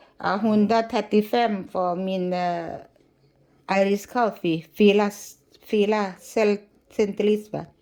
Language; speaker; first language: Swedish; non-native, learner; Thai